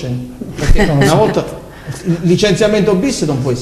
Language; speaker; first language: Italian; native; Italian